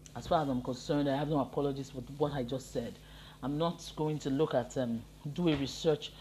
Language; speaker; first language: English; non-native, local second language; Yoruba